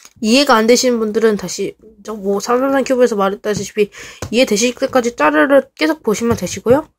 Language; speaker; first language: Korean; native; Korean